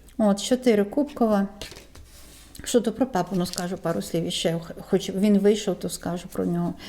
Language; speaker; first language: Ukrainian; native; Ukrainian